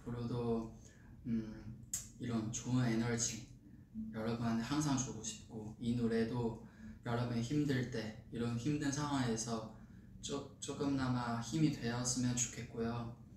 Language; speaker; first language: Korean; non-native, fluent; Chinese